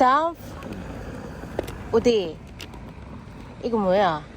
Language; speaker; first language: Korean; non-native, local second language; Filipino